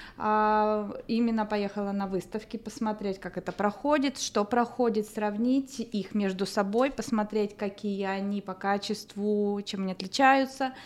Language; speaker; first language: Russian; native; Russian